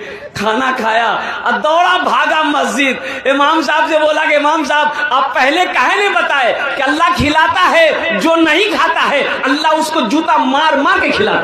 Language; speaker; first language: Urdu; non-native, local second language; Pashto